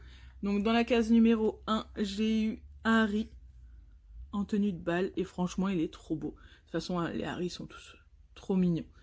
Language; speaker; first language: French; native; French